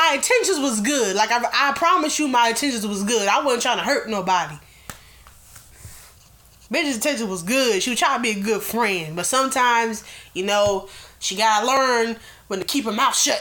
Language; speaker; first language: English; native; English